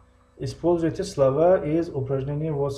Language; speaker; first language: Russian; non-native, fluent; Tajik